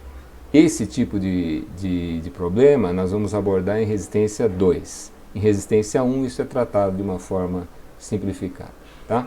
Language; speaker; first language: Portuguese; native; Portuguese